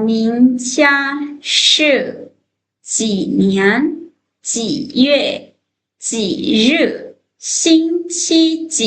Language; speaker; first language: Chinese; non-native, fluent; Lao